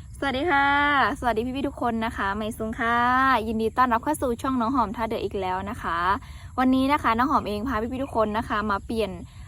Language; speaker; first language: Thai; non-native, fluent; Shan